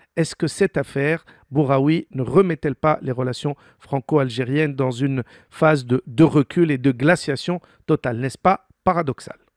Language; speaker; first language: French; non-native, local second language; Arabic